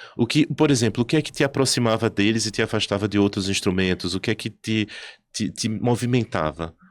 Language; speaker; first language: Portuguese; native; Portuguese